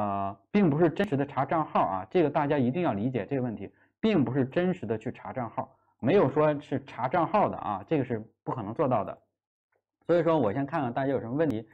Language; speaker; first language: Chinese; native; Chinese